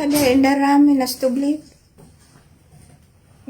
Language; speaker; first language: Dutch; non-native, learner; Filipino